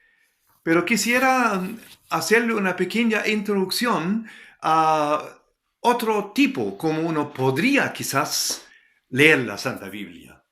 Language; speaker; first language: Spanish; non-native, fluent; German